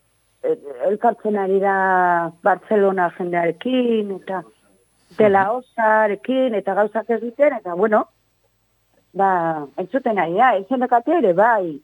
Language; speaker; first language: Basque; non-native, local second language; Spanish